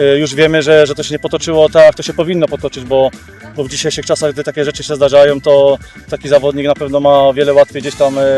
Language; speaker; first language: Polish; native; Polish